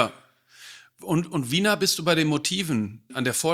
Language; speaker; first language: German; native; German